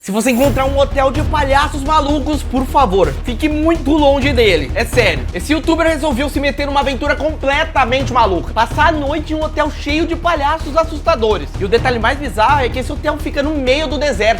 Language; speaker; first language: Portuguese; native; Portuguese